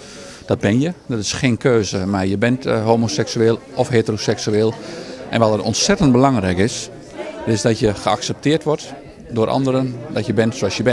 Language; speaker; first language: Dutch; native; Dutch